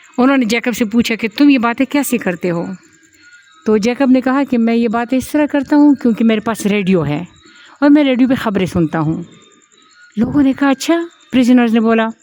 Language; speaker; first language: Urdu; non-native, local second language; Pashto